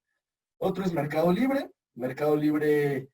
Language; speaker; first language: Spanish; native; Spanish